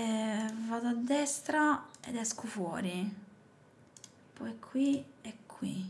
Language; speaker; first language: Italian; native; Italian